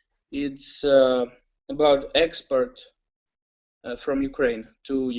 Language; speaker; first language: English; non-native, learner; Ukrainian